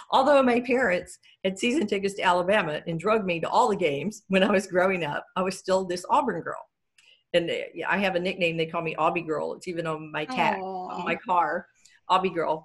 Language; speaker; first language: English; native; English